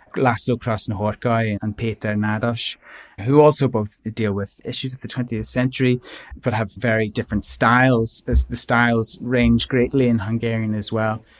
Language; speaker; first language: English; native; English